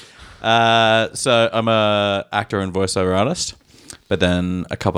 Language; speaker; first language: English; native; English